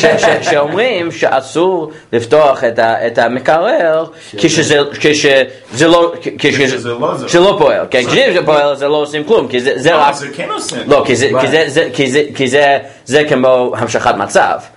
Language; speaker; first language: Hebrew; non-native, fluent; English